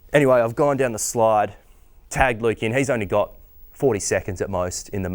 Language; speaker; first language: English; native; English